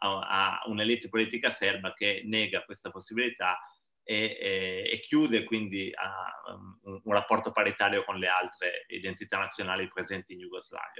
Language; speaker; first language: Italian; native; Italian